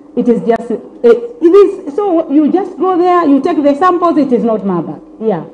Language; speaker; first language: English; non-native, local second language; Swahili